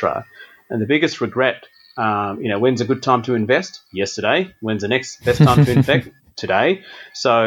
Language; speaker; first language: English; native; English